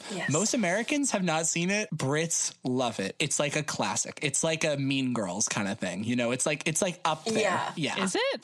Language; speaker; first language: English; native; English